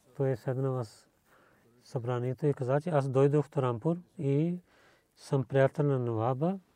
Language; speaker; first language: Bulgarian; non-native, learner; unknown